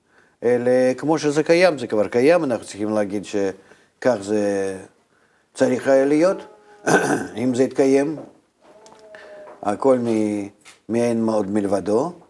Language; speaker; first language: Hebrew; non-native, fluent; Russian